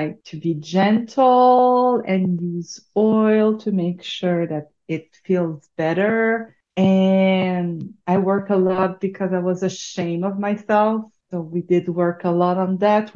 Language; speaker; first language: English; non-native, fluent; French